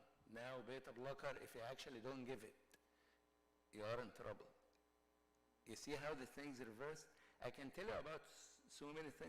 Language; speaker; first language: English; non-native, fluent; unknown